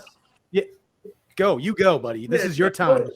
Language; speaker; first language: English; native; English